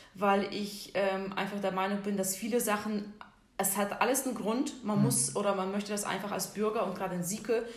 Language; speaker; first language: German; non-native, fluent; Russian